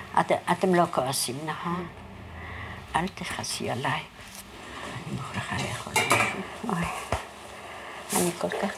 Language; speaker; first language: Hebrew; non-native, fluent; Polish